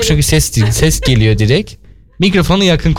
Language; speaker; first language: Turkish; native; Turkish